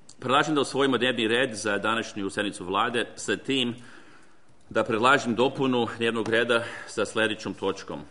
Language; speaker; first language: Croatian; early bilingual, heritage; Croatian